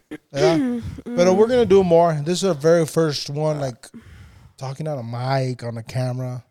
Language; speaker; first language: English; early bilingual, other home language; Spanish